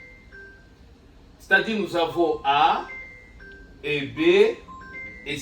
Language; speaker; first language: French; non-native, learner; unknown